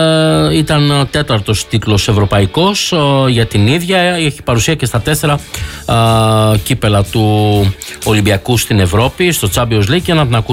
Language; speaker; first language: Greek; native; Greek